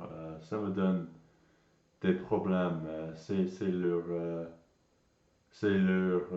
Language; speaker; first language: French; non-native, learner; English